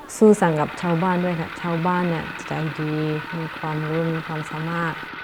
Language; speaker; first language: Thai; non-native, fluent; Japanese